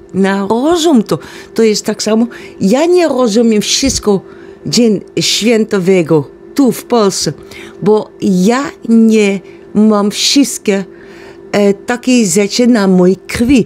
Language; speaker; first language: Polish; non-native, learner; Dutch